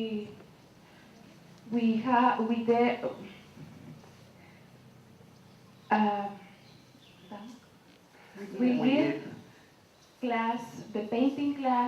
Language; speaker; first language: English; non-native, learner; Spanish